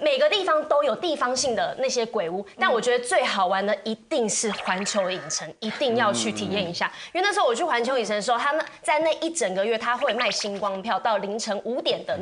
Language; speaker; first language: Chinese; native; Chinese